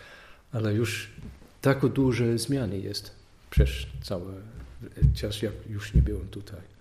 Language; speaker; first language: Polish; non-native, learner; Dutch